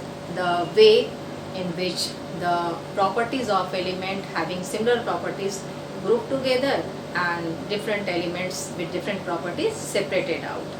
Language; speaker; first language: English; non-native, local second language; Hindi